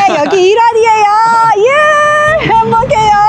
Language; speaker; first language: Korean; non-native, learner; Persian